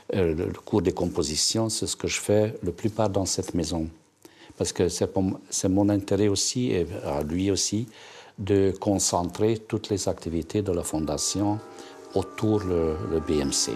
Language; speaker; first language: French; non-native, fluent; Hungarian